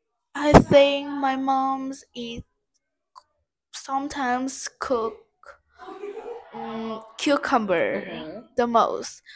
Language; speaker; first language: English; non-native, learner; Vietnamese